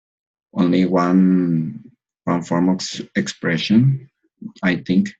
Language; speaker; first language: English; non-native, learner; Spanish